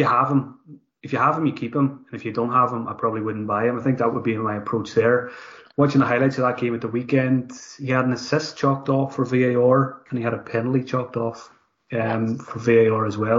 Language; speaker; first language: English; native; English